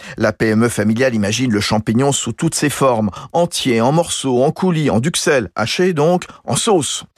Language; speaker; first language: French; native; French